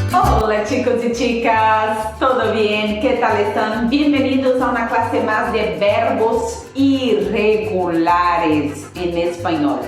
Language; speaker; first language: Spanish; non-native, fluent; Portuguese